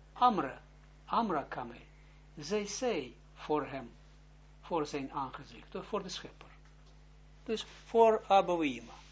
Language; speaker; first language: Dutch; non-native, fluent; Hebrew